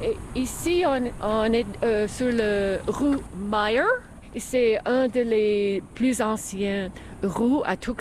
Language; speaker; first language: French; non-native, fluent; English